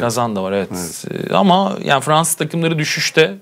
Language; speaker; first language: Turkish; native; Turkish